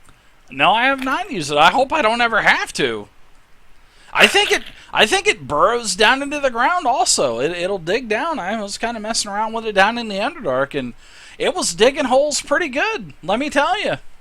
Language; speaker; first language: English; native; English